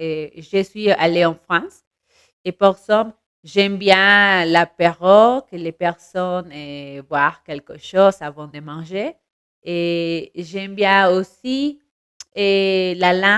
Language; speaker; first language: French; non-native, learner; Spanish